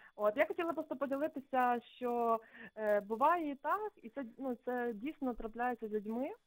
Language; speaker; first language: Ukrainian; native; Ukrainian